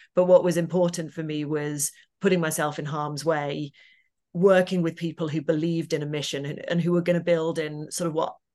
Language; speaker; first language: English; native; English